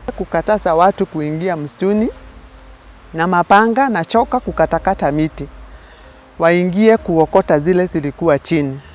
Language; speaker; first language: Swahili; non-native, local second language; Meru